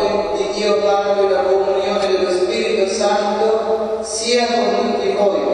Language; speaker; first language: Italian; native; Italian